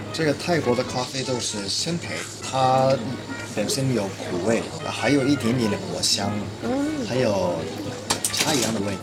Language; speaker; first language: Chinese; early bilingual, heritage; Chinese